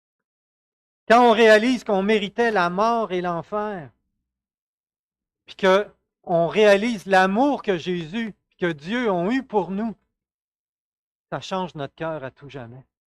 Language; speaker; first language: French; native; French